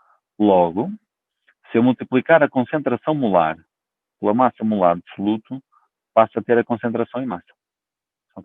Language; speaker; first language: Portuguese; native; Portuguese